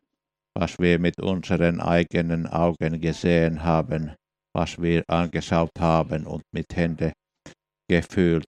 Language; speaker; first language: German; non-native, fluent; Finnish